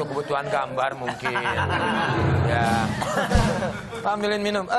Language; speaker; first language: Indonesian; native; Indonesian